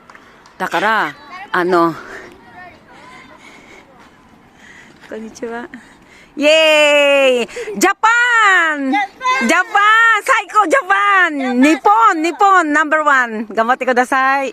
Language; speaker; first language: Japanese; non-native, learner; Filipino